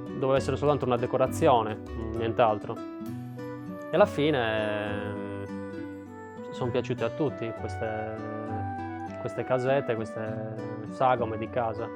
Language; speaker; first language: Italian; early bilingual, other home language; German